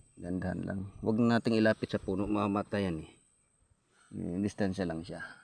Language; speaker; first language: Filipino; non-native, local second language; Waray